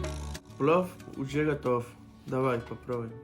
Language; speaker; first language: Russian; non-native, learner; Spanish